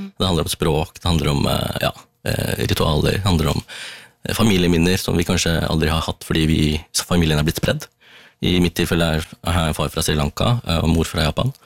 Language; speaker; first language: Norwegian; early bilingual, other home language; Tamil